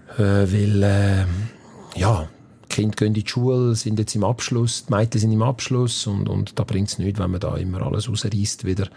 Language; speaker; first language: German; early bilingual, other home language; Italian